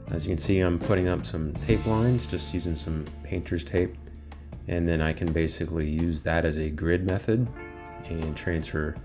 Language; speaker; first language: English; native; English